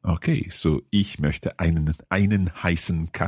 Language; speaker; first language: German; non-native, learner; English